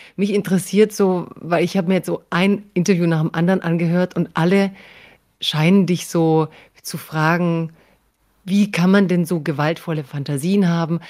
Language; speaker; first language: German; early bilingual, other home language; Croatian